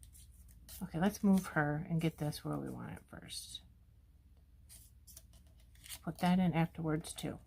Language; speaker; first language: English; native; English